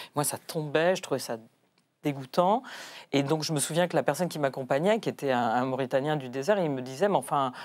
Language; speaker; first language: French; native; French